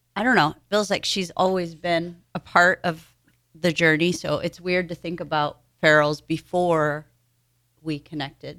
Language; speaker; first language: English; native; English